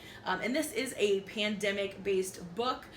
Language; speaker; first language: English; native; English